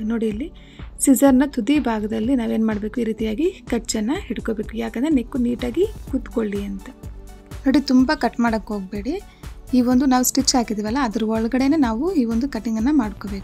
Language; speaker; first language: Kannada; native; Kannada